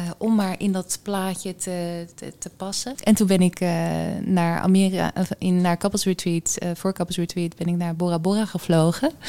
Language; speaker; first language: Dutch; early bilingual, heritage; Dutch